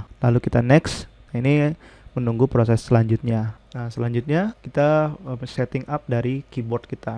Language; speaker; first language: Indonesian; native; Indonesian